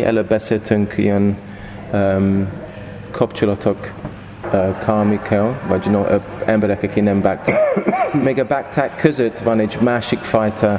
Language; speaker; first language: Hungarian; non-native, learner; English